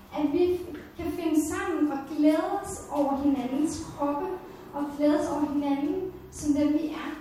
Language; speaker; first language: Danish; native; Danish